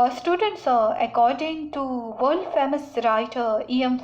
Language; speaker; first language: English; non-native, local second language; Marathi